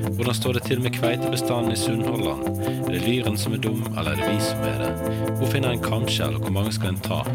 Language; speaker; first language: Norwegian; native; Norwegian